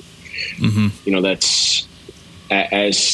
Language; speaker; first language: English; native; English